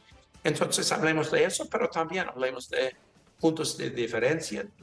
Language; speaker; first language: Spanish; non-native, learner; English